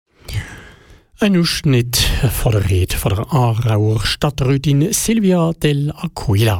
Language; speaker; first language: German; native; German